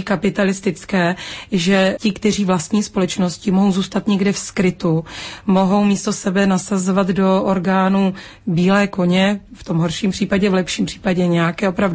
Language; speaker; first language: Czech; native; Czech